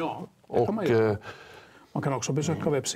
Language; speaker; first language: Swedish; non-native, fluent; Finnish